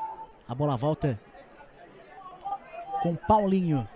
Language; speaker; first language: Portuguese; native; Portuguese